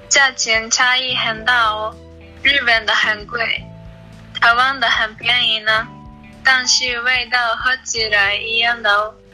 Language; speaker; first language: Chinese; non-native, learner; Japanese